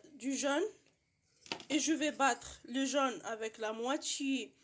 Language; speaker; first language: French; non-native, local second language; Arabic